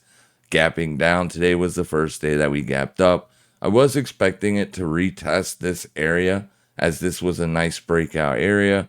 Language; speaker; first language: English; native; English